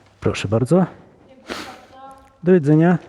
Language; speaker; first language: Polish; non-native, learner; Ukrainian